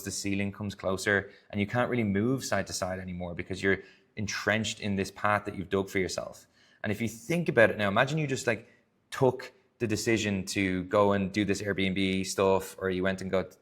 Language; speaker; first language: English; native; English